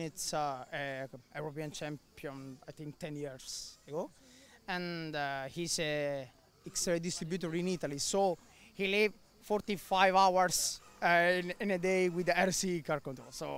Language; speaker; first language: English; non-native, learner; Italian